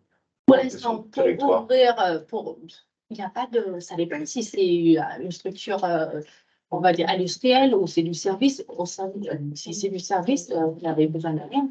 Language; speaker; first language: French; non-native, fluent; Vietnamese